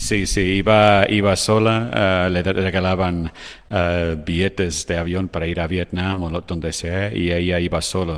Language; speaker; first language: Spanish; non-native, fluent; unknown